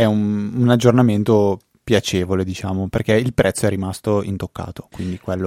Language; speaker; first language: Italian; native; Italian